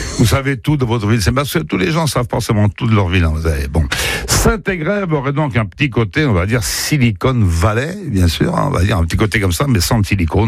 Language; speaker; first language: French; native; French